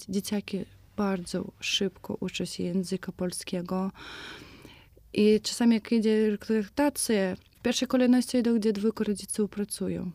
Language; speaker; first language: Polish; non-native, fluent; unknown